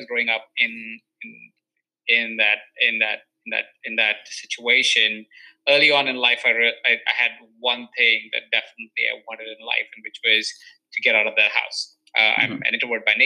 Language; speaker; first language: English; non-native, local second language; Hindi